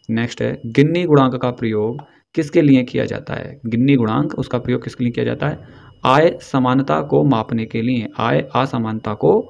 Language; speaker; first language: Hindi; native; Hindi